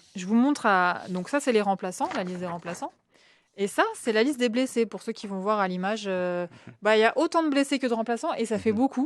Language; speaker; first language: French; native; French